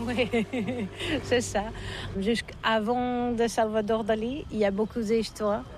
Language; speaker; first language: French; non-native, learner; Catalan